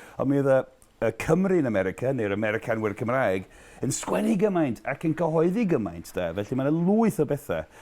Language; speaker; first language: Welsh; non-native, fluent; English